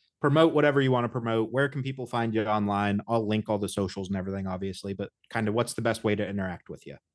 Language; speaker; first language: English; native; English